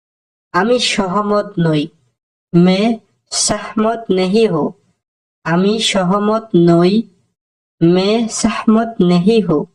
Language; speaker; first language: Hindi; non-native, fluent; Bangla